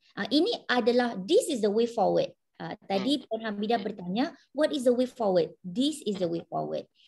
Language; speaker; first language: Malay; native; Malay